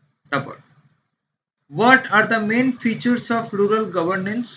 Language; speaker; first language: English; non-native, local second language; Bangla